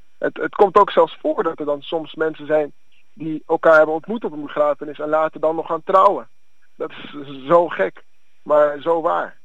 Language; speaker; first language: Dutch; early bilingual, other home language; Akan